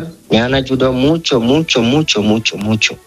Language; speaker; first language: Spanish; non-native, learner; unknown